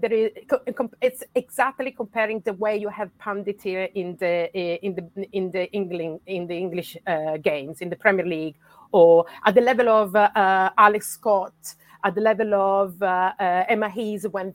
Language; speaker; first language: English; non-native, fluent; Italian